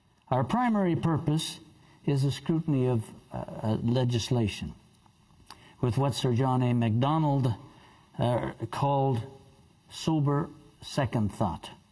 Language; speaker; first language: English; native; English